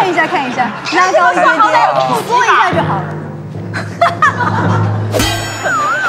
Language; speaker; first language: Chinese; native; Chinese